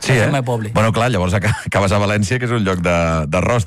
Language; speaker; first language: Catalan; native; Catalan